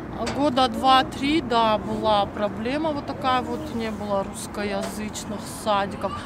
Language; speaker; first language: Russian; native; Russian